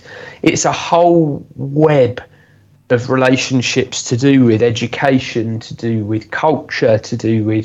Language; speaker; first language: English; native; English